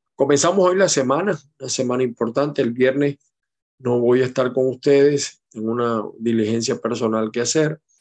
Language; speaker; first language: Spanish; native; Spanish